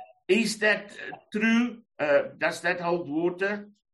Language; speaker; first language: English; non-native, local second language; Afrikaans